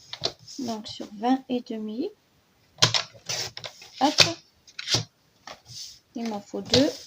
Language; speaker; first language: French; native; French